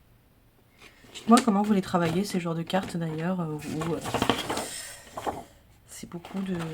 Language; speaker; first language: French; native; French